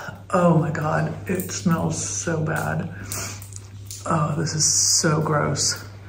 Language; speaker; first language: English; native; English